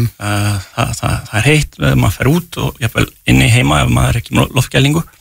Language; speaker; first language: Icelandic; non-native, fluent; French